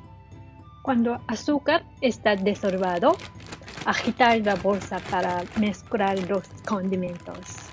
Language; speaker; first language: Spanish; non-native, learner; Japanese